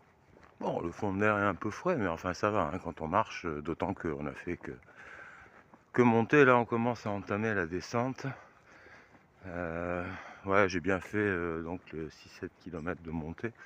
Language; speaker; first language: French; native; French